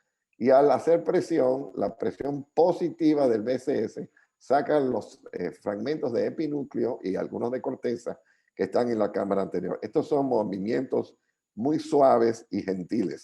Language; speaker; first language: Spanish; native; Spanish